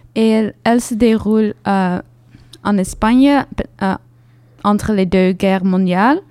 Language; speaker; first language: French; non-native, fluent; Dutch